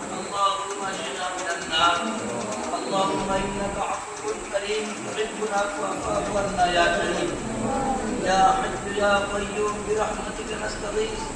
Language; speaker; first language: Arabic; non-native, learner; Bangla